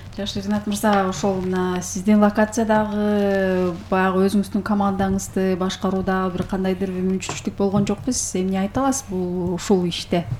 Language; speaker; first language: Kyrgyz; native; Kyrgyz